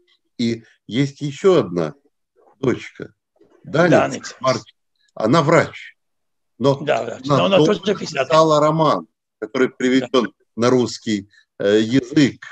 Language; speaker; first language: Russian; native; Russian